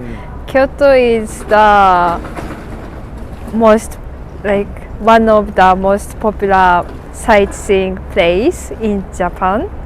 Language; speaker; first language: English; non-native, learner; Japanese